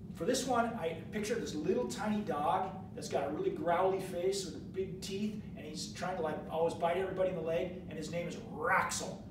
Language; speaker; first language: English; native; English